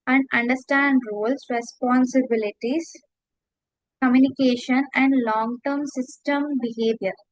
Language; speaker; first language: English; non-native, local second language; Telugu